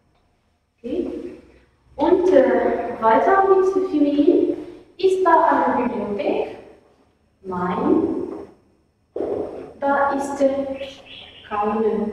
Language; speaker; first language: German; non-native, fluent; Arabic